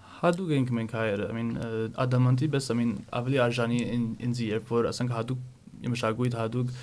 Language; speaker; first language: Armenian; early bilingual, heritage; Armenian